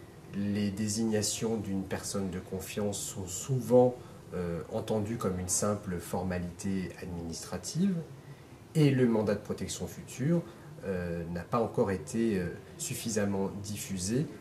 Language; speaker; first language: French; native; French